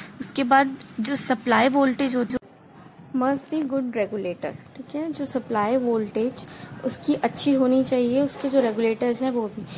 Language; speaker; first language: Hindi; native; Hindi